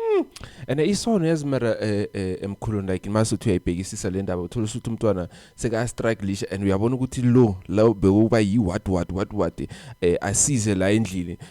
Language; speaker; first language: Zulu; non-native, local second language; South Ndebele